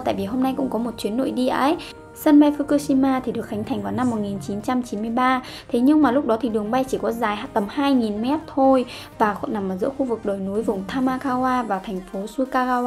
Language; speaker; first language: Vietnamese; native; Vietnamese